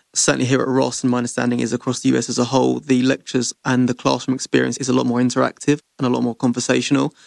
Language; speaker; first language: English; native; English